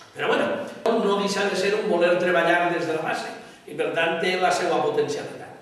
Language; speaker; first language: Catalan; native; Catalan